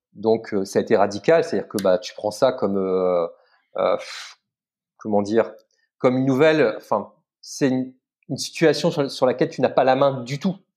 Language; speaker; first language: French; native; French